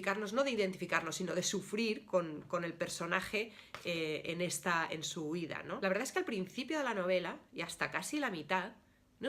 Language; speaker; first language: Spanish; native; Spanish